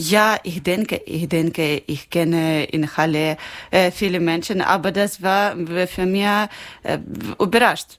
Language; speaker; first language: German; non-native, learner; Ukrainian